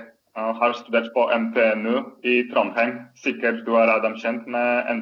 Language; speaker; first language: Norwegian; non-native, fluent; Polish